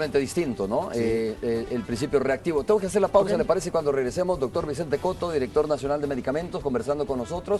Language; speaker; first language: Spanish; native; Spanish